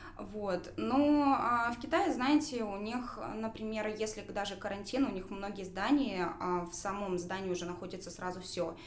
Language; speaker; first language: Russian; native; Russian